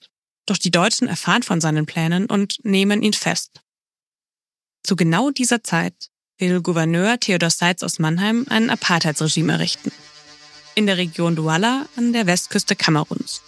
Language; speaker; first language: German; native; German